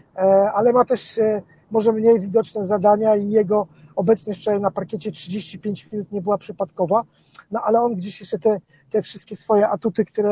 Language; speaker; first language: Polish; native; Polish